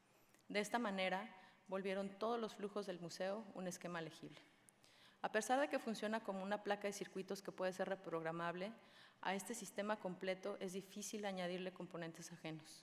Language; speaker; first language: Spanish; native; Spanish